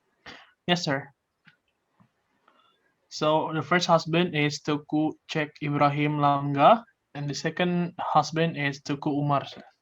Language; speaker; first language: English; non-native, learner; Indonesian